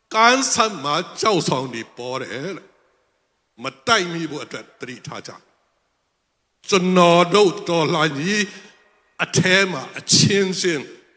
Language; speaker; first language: Burmese; non-native, local second language; Hakha Chin